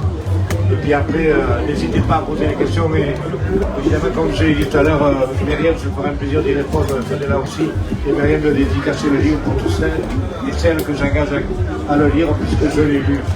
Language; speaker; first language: French; native; French